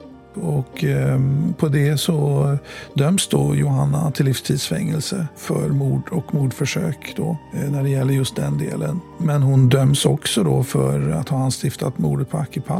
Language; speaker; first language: Swedish; native; Swedish